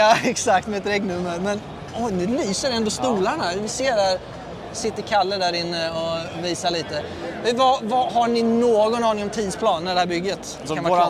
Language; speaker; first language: Swedish; native; Swedish